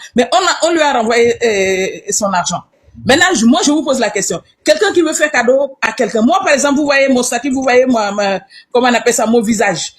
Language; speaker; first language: French; non-native, local second language; Wolof